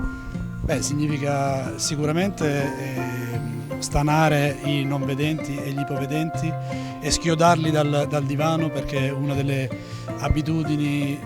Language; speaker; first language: Italian; native; Italian